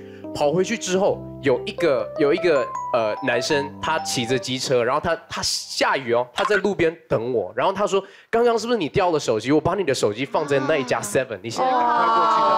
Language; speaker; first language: Chinese; native; Chinese